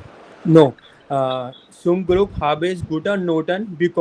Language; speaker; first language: German; non-native, fluent; Hindi